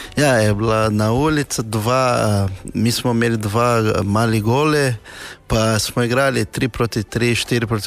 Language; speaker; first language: Slovenian; non-native, fluent; Portuguese